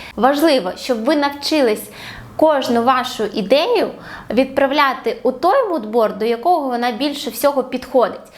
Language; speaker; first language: Ukrainian; non-native, local second language; Russian